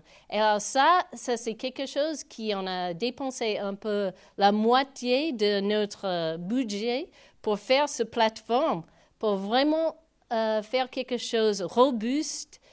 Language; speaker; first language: French; non-native, fluent; English